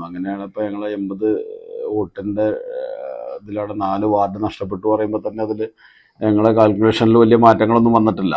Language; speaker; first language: Malayalam; native; Malayalam